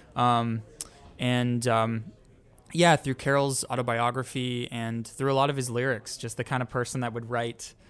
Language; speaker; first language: English; native; English